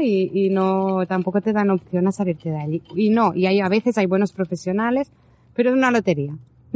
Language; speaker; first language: Spanish; native; Spanish